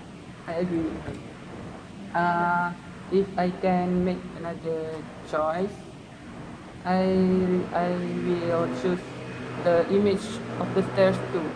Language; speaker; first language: English; non-native, learner; Malay